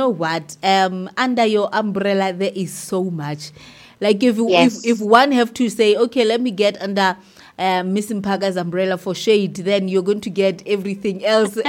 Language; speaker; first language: English; non-native, local second language; Southern Sotho